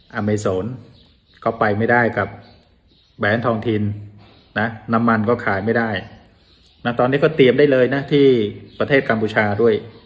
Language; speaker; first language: Thai; native; Thai